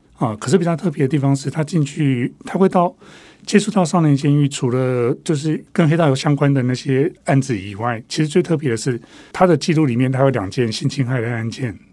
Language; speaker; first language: Chinese; non-native, local second language; Min Nan Chinese